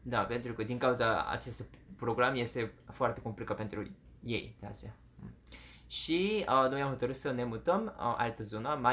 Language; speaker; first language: Romanian; non-native, learner; Korean